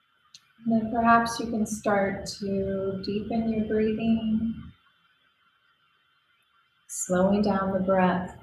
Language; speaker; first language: English; native; English